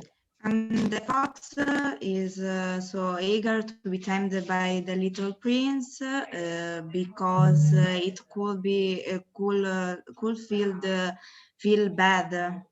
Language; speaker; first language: English; non-native, learner; Italian